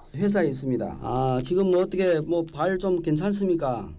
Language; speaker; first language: Korean; early bilingual, heritage; Korean